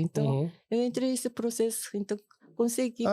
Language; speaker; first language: Portuguese; non-native, fluent; Korean